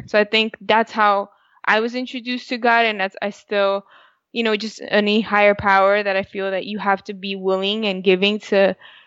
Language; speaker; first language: English; early bilingual, other home language; Spanish